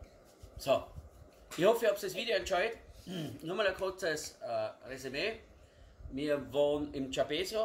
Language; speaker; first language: German; native; German